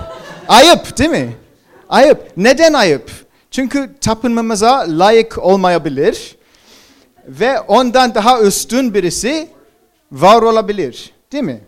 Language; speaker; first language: Turkish; non-native, fluent; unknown